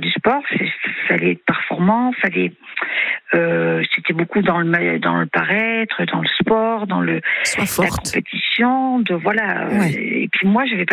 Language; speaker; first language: French; native; French